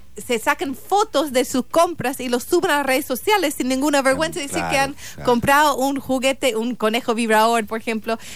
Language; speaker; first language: Spanish; non-native, fluent; English